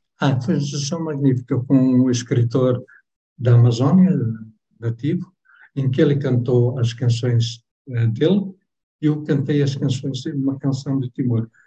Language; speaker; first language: Portuguese; non-native, local second language; Tetum